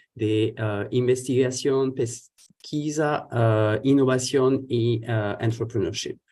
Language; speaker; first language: Spanish; non-native, fluent; French